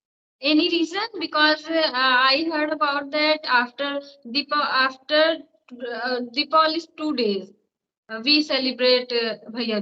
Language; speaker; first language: English; non-native, learner; Hindi